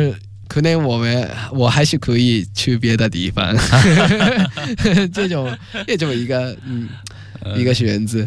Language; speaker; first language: Chinese; non-native, fluent; Japanese